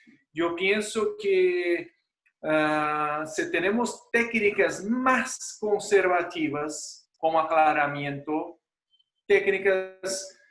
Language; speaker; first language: Spanish; non-native, fluent; Portuguese